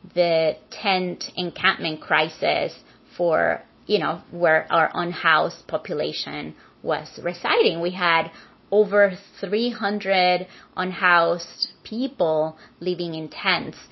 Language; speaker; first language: English; non-native, fluent; Spanish